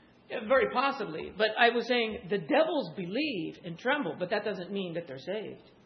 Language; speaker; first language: English; native; English